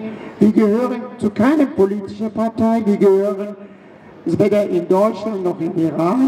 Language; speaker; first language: German; non-native, fluent; Persian